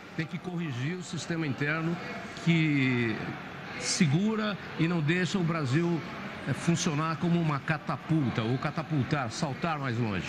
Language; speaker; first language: Portuguese; native; Portuguese